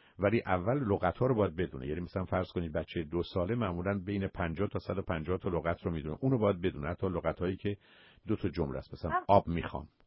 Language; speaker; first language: Persian; native; Persian